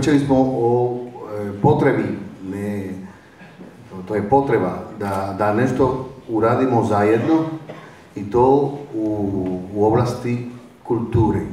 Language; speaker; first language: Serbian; non-native, fluent; Spanish